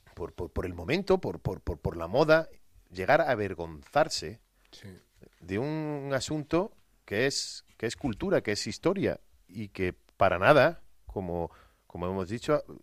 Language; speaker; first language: Spanish; native; Spanish